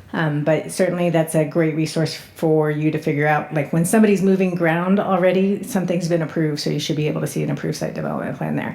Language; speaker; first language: English; native; English